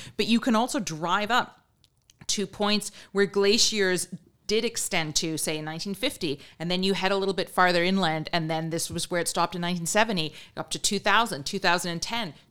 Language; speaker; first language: English; native; English